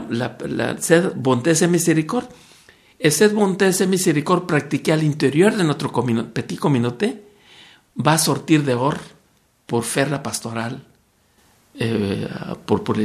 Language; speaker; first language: French; non-native, fluent; Spanish